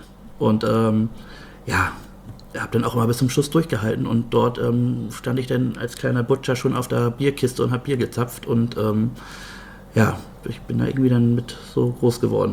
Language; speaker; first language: German; native; German